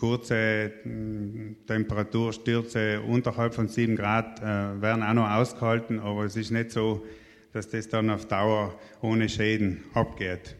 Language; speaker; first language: German; native; German